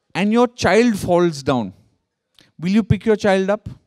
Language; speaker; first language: English; non-native, local second language; Hindi